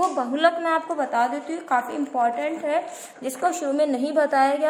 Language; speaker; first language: Hindi; native; Hindi